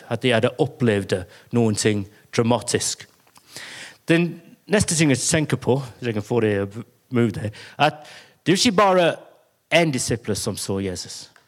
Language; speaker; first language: Norwegian; non-native, fluent; English